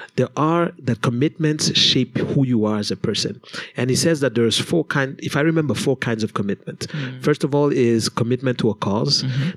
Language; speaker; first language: English; non-native, local second language; Kinyarwanda